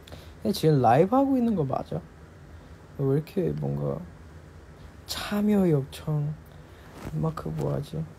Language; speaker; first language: Korean; non-native, fluent; Chinese